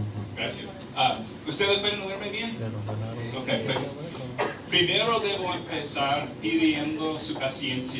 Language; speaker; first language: Spanish; non-native, fluent; English